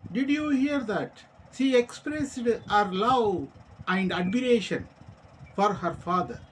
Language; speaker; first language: English; non-native, local second language; Telugu